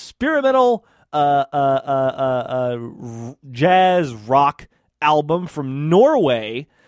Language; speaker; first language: English; native; English